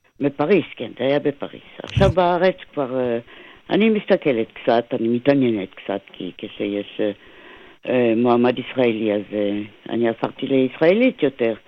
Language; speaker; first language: Hebrew; non-native, fluent; French